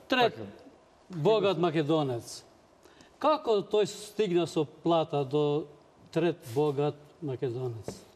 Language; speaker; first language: Macedonian; non-native, local second language; Albanian